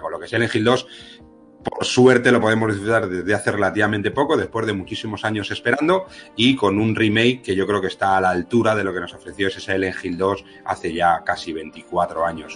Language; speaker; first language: Spanish; native; Spanish